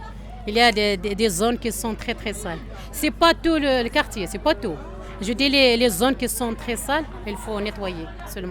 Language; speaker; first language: French; non-native, learner; Arabic